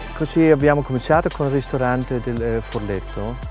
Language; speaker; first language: Italian; non-native, fluent; Danish